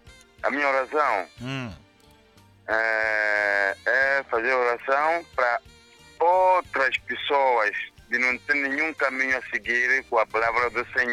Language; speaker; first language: Portuguese; non-native, local second language; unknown